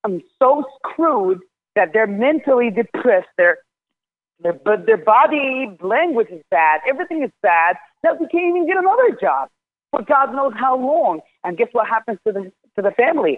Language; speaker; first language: English; non-native, fluent; Arabic